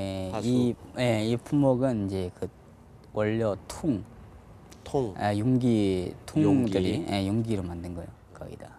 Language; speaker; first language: Korean; non-native, fluent; Chinese